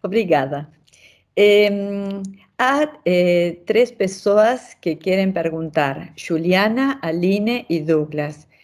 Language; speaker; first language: Portuguese; non-native, fluent; Spanish